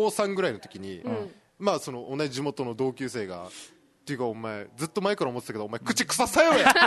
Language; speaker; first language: Japanese; native; Japanese